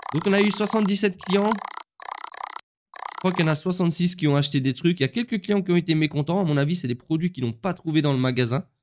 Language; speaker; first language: French; native; French